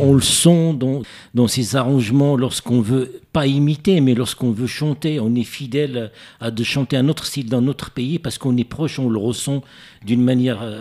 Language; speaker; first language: French; non-native, local second language; Arabic